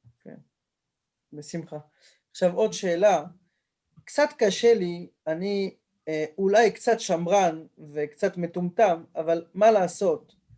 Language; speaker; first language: Hebrew; non-native, fluent; French